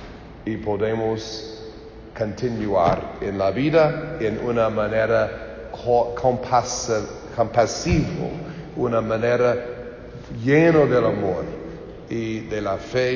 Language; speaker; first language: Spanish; non-native, learner; English